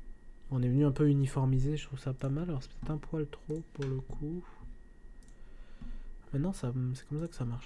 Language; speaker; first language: French; native; French